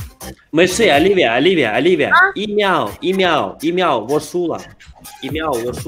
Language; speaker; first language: Chinese; non-native, learner; Russian